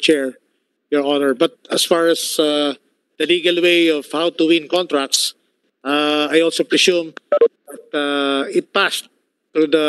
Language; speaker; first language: English; non-native, local second language; Filipino